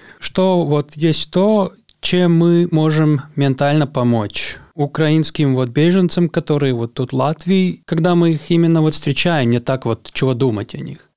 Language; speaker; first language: Russian; non-native, local second language; Latvian